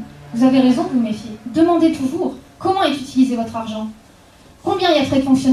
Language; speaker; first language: French; native; French